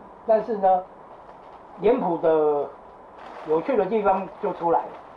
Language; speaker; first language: Chinese; native; Chinese